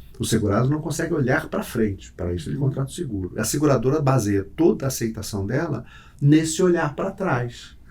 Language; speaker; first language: Portuguese; native; Portuguese